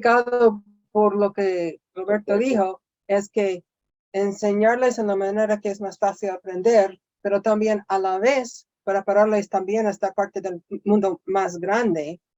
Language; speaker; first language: Spanish; non-native, fluent; English